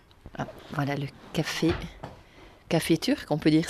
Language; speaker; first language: French; native; French